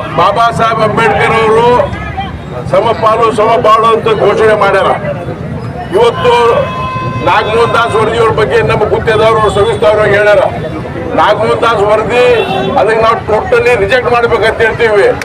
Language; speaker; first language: Kannada; non-native, local second language; Lambadi